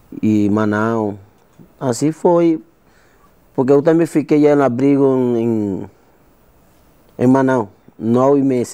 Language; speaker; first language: Portuguese; non-native, learner; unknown